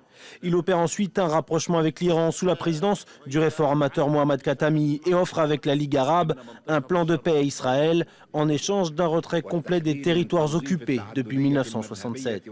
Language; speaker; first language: French; native; French